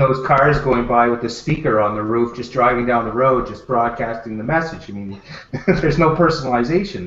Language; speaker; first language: English; native; English